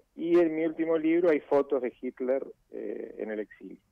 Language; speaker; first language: Spanish; native; Spanish